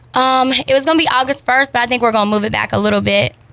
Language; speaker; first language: English; native; English